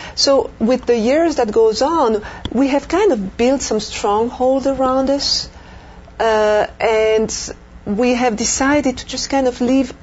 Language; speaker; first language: English; non-native, fluent; French